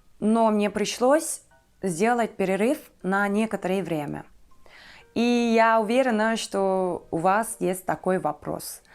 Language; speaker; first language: Russian; non-native, fluent; Turkish